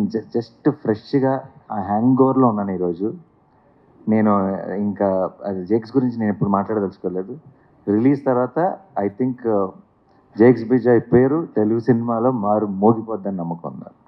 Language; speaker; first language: Telugu; native; Telugu